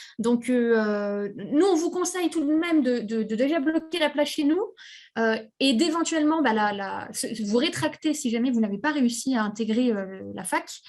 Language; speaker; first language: French; native; French